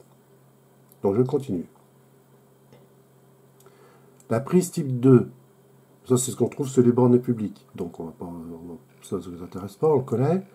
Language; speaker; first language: French; native; French